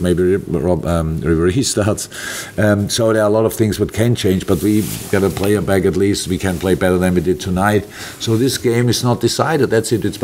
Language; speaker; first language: English; non-native, fluent; German